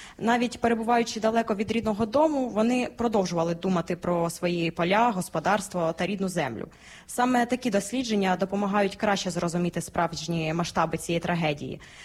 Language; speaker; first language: Ukrainian; native; Ukrainian